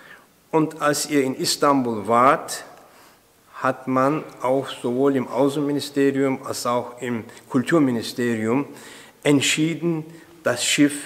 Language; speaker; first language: German; non-native, fluent; Turkish